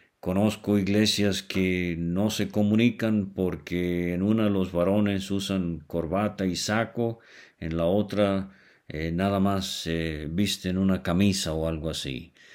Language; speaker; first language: Spanish; native; Spanish